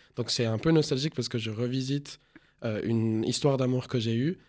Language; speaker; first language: French; non-native, fluent; Spanish